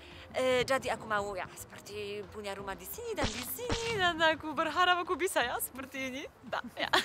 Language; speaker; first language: Indonesian; non-native, learner; Polish